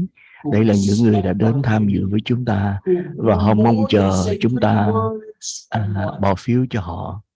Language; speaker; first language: Vietnamese; native; Vietnamese